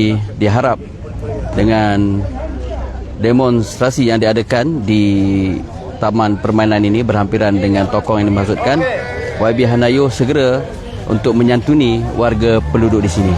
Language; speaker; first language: Malay; native; Malay